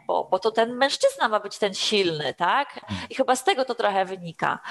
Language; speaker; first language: Polish; native; Polish